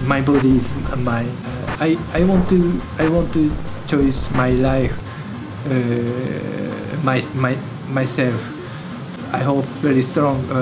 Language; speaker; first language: English; non-native, learner; Japanese